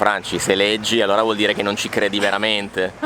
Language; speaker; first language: Italian; native; Italian